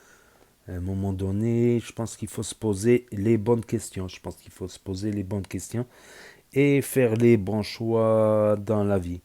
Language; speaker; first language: French; native; French